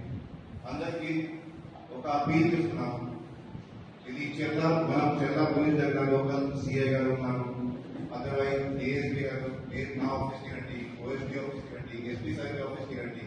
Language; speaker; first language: Telugu; non-native, learner; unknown